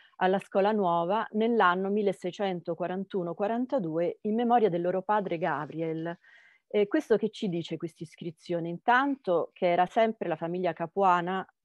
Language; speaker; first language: Italian; native; Italian